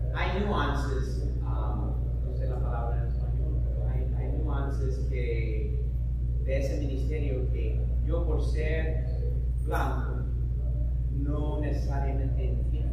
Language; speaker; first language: Spanish; non-native, fluent; English